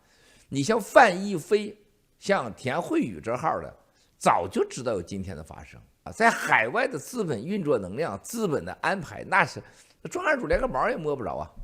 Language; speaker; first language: Chinese; native; Chinese